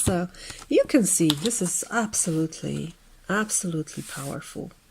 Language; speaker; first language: English; non-native, fluent; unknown